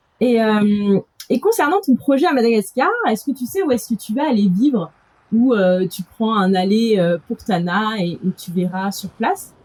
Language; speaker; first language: French; early bilingual, other home language; Malagasy